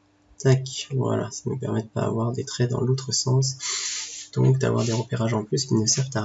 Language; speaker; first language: French; native; French